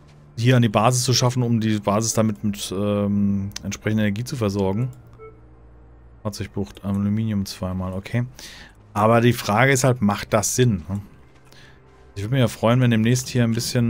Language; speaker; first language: German; native; German